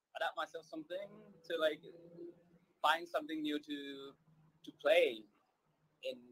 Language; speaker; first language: English; non-native, fluent; Thai